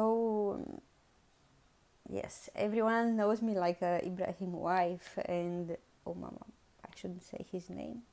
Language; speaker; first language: English; non-native, learner; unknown